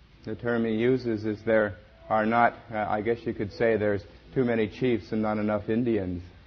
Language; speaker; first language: English; native; English